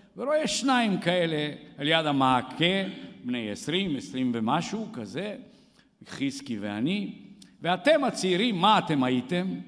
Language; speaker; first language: Hebrew; non-native, fluent; Bulgarian